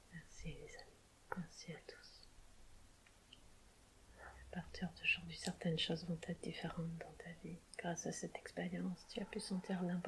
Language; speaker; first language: French; native; French